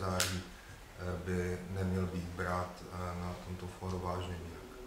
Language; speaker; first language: Czech; native; Czech